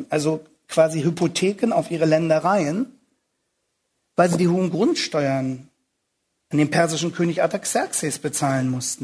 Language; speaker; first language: German; native; German